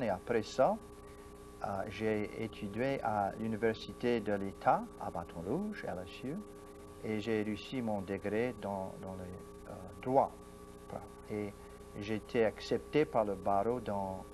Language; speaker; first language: French; non-native, local second language; English